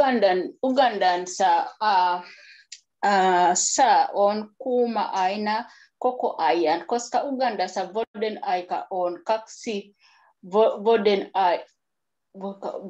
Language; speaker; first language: Finnish; non-native, learner; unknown